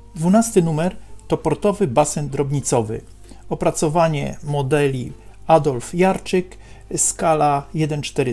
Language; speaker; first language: Polish; native; Polish